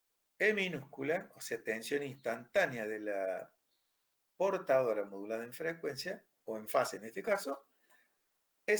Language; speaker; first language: Spanish; native; Spanish